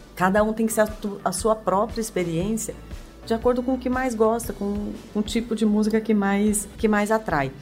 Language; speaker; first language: Portuguese; native; Portuguese